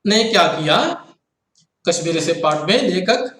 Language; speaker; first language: Hindi; non-native, local second language; Kannada